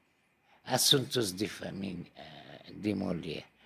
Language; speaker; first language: Portuguese; non-native, learner; Arabic